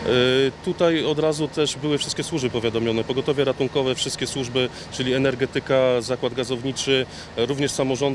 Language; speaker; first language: Polish; native; Polish